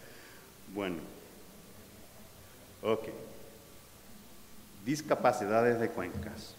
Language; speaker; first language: Spanish; non-native, fluent; English